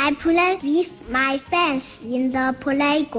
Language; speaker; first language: English; non-native, learner; Chinese